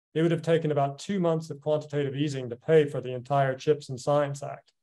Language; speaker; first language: English; native; English